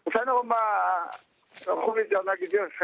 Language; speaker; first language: Persian; native; Persian